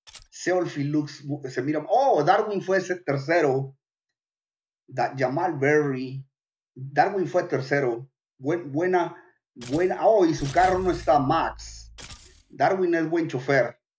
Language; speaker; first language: Spanish; native; Spanish